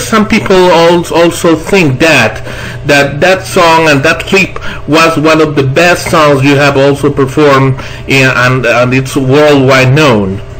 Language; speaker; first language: English; non-native, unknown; Spanish